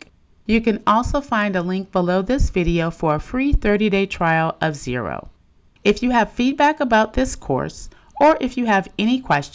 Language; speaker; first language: English; native; English